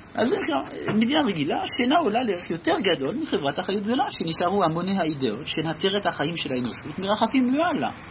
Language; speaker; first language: Hebrew; non-native, fluent; French